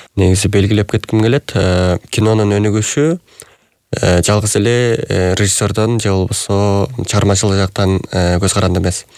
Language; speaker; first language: Kyrgyz; native; Kyrgyz